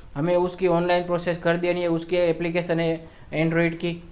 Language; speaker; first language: Hindi; non-native, local second language; Gujarati